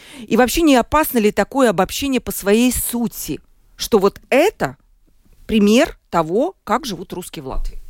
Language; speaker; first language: Russian; native; Russian